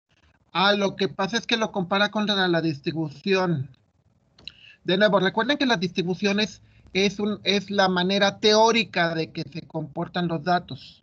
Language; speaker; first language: Spanish; native; Spanish